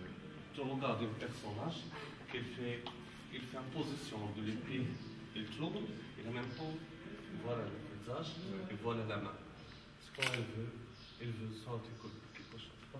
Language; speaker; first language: French; non-native, local second language; Arabic